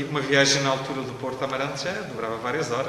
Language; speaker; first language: Portuguese; native; Portuguese